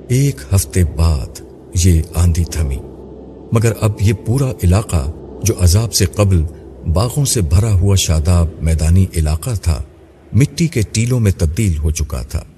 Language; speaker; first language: Urdu; native; Urdu